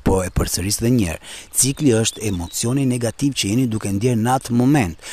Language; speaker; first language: Albanian; early bilingual, heritage; Albanian